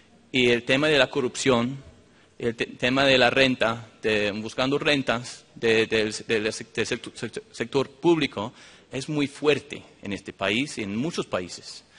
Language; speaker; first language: Spanish; non-native, fluent; English